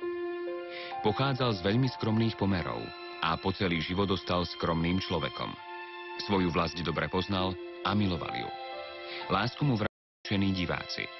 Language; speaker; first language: Slovak; native; Slovak